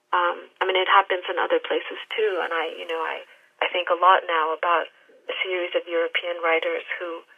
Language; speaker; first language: English; native; English